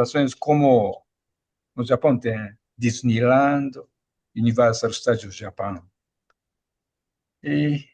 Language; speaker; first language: Portuguese; non-native, fluent; Japanese